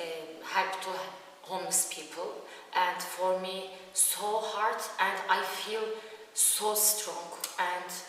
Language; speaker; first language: English; non-native, learner; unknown